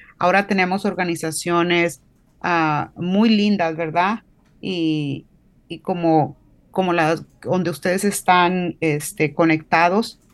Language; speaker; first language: Spanish; native; Spanish